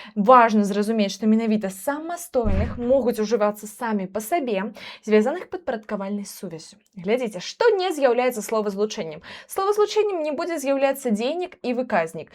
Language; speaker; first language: Belarusian; non-native, local second language; Russian